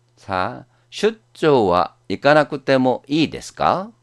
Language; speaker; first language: Japanese; non-native, fluent; Korean